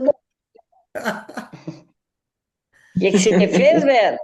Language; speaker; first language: Portuguese; native; Portuguese